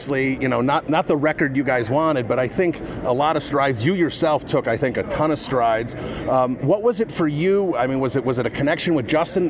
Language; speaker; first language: English; native; English